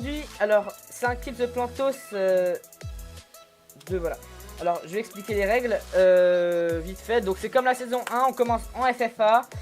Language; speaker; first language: French; native; French